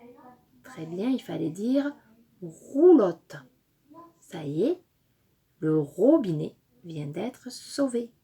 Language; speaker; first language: French; native; French